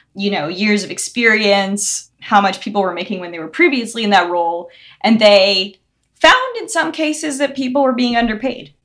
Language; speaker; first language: English; early bilingual, other home language; Hindi